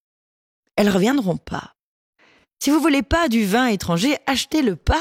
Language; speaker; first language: French; native; French